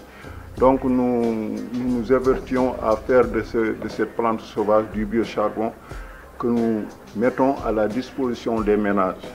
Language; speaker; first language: French; non-native, local second language; Wolof